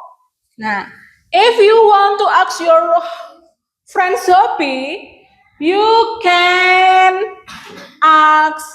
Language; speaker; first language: English; non-native, learner; Indonesian